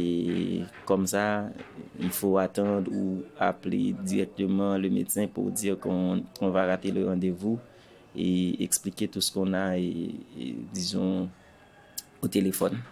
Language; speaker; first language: French; non-native, local second language; Haitian Creole